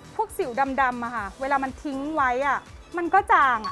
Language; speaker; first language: Thai; native; Thai